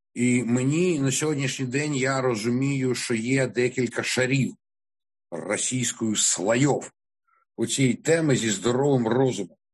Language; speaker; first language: Ukrainian; non-native, local second language; Russian